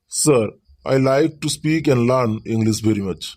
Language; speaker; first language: English; non-native, learner; Bangla